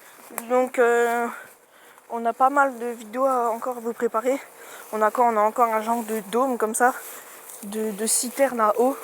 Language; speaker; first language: French; native; French